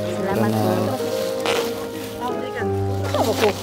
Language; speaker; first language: Filipino; non-native, local second language; Cebuano